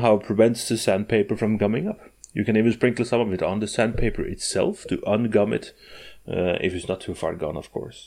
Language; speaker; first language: English; non-native, fluent; Norwegian